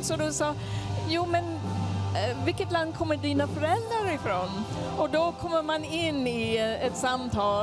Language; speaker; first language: Swedish; non-native, fluent; English